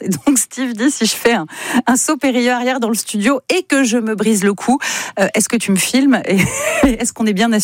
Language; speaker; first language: French; native; French